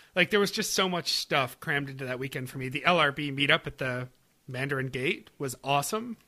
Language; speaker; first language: English; native; English